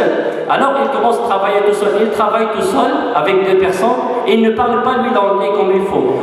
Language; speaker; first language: French; non-native, fluent; Arabic